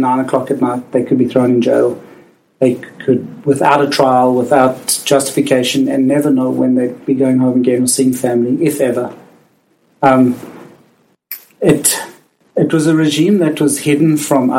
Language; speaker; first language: English; native; English